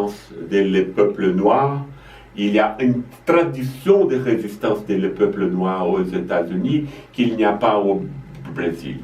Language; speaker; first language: French; non-native, fluent; Portuguese